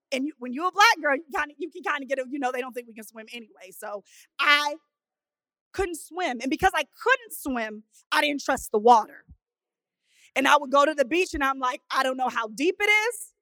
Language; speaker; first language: English; native; English